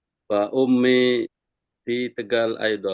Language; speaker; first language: Arabic; non-native, learner; Indonesian